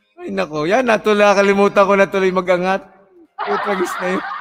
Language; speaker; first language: Filipino; native; Filipino